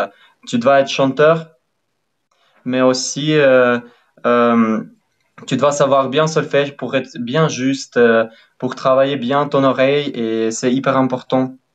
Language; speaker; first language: French; non-native, fluent; Ukrainian